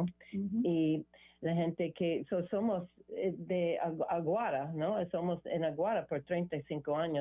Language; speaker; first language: Spanish; non-native, learner; English